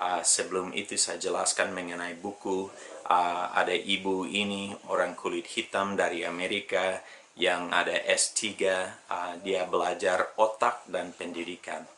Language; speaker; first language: Indonesian; non-native, fluent; English